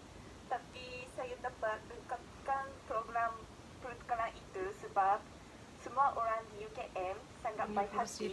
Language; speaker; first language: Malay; non-native, fluent; Japanese